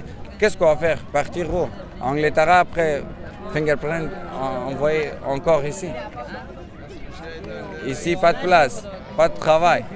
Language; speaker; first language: French; non-native, learner; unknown